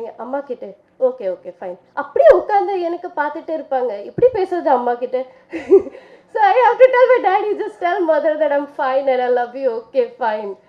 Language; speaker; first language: Tamil; non-native, fluent; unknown